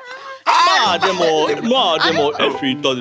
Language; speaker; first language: Japanese; non-native, learner; English